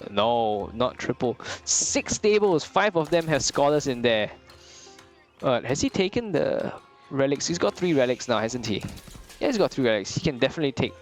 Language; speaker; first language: English; native; English